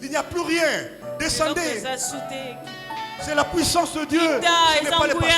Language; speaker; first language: French; non-native, local second language; Lingala